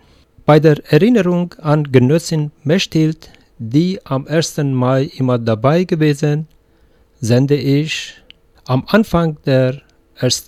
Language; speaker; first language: German; non-native, fluent; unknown